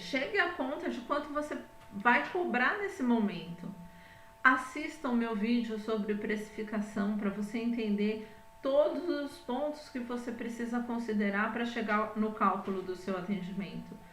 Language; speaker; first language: Portuguese; native; Portuguese